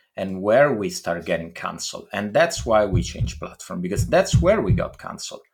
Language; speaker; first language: English; non-native, fluent; Italian